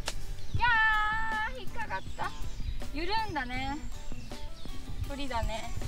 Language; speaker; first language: Japanese; native; Japanese